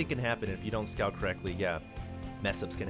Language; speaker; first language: English; native; English